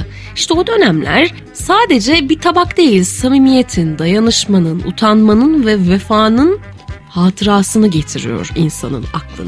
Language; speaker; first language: Turkish; native; Turkish